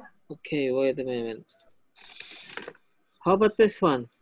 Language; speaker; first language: English; non-native, fluent; Indonesian